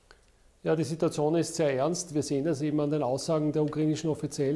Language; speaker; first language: German; native; German